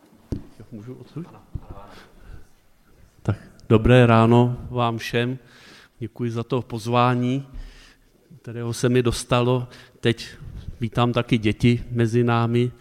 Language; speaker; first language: Czech; native; Czech